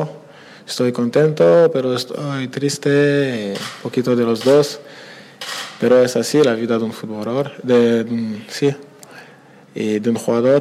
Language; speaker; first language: Spanish; non-native, learner; French